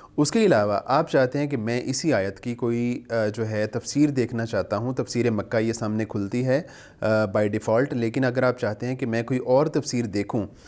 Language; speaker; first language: Urdu; native; Urdu